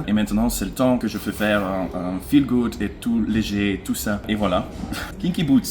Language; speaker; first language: French; non-native, local second language; Dutch